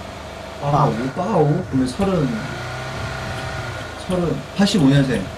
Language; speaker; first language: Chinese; non-native, learner; Korean